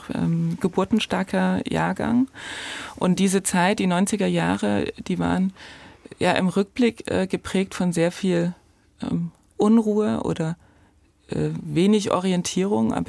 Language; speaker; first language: German; native; German